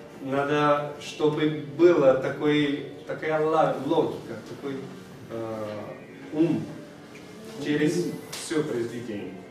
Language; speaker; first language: Russian; non-native, fluent; Portuguese